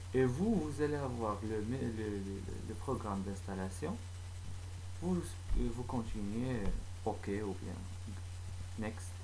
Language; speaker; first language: French; non-native, fluent; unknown